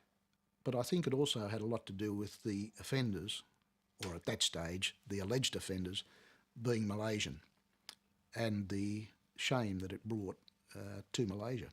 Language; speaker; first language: English; native; English